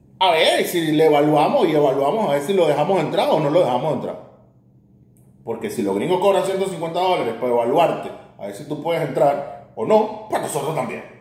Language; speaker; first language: Spanish; native; Spanish